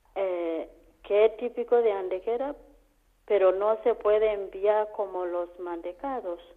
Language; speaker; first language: Spanish; non-native, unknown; Kamba